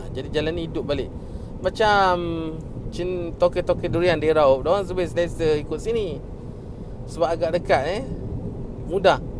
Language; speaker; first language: Malay; native; Malay